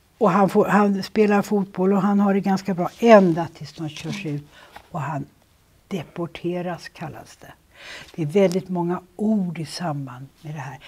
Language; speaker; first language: Swedish; native; Swedish